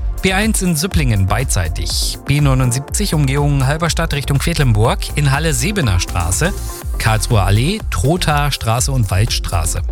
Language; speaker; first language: German; native; German